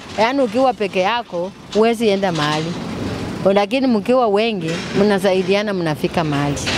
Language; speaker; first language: Swahili; non-native, local second language; Luyia